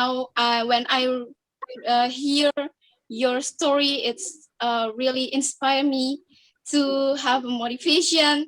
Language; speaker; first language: English; non-native, learner; Indonesian